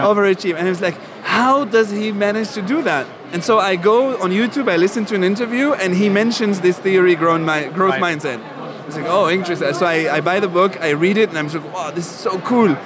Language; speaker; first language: English; non-native, fluent; Arabic